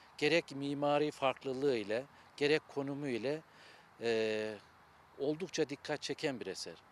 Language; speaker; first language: Turkish; native; Turkish